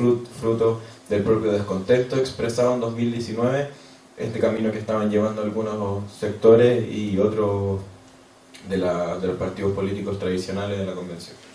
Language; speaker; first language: Spanish; native; Spanish